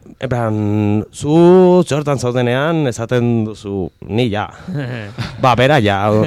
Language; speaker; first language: Basque; non-native, local second language; Spanish